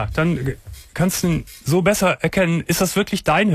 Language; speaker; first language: German; native; German